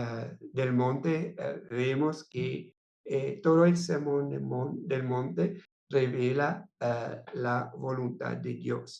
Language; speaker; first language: Spanish; non-native, fluent; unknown